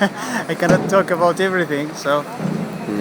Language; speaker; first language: English; non-native, fluent; Arabic